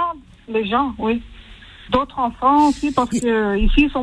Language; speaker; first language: French; early bilingual, heritage; French